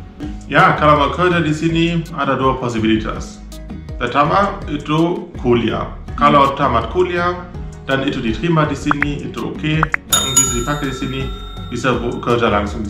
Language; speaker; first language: Indonesian; non-native, learner; German